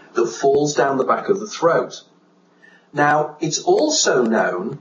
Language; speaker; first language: English; native; English